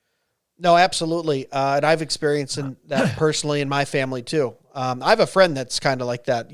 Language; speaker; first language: English; native; English